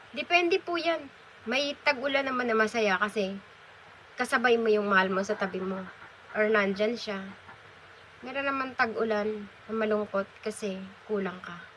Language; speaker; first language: Filipino; native; Filipino